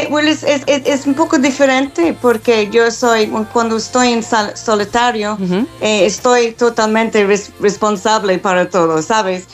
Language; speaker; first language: Spanish; non-native, learner; English